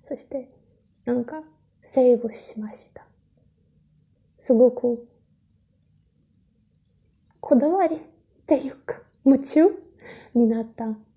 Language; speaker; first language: Japanese; non-native, learner; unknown